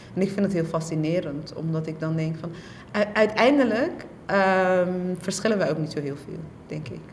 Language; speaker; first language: Dutch; early bilingual, other home language; Somali